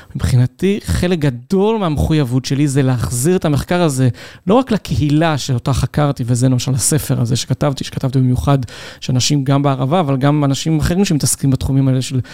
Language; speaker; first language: Hebrew; native; Hebrew